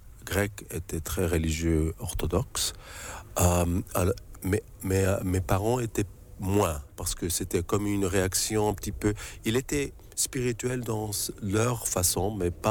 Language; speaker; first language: French; native; French